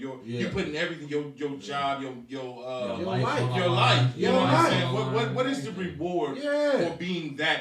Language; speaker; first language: English; native; English